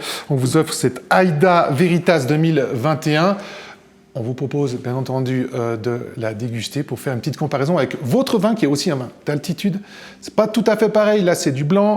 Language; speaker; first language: French; native; French